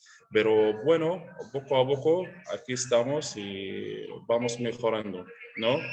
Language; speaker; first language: Spanish; non-native, learner; Arabic